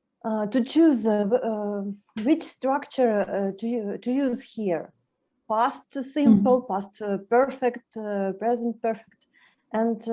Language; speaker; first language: English; non-native, learner; Russian